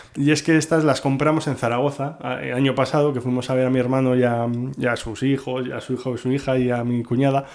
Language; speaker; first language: Spanish; native; Spanish